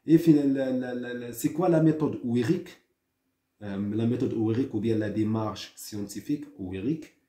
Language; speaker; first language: French; non-native, local second language; Arabic